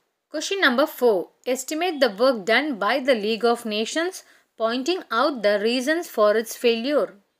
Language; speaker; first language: English; non-native, local second language; Tamil